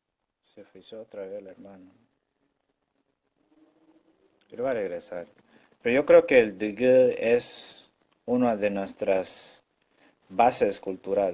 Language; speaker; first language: Spanish; non-native, local second language; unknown